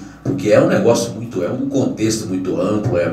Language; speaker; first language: Portuguese; native; Portuguese